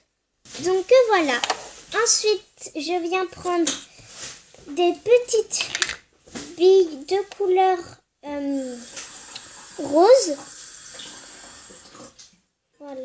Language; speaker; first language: French; native; French